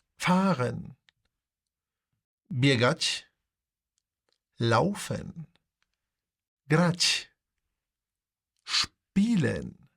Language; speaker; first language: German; non-native, fluent; Polish